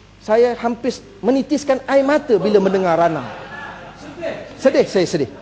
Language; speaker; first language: Malay; native; Malay